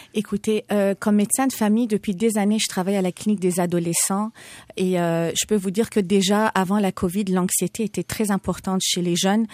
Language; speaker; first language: French; early bilingual, other home language; Persian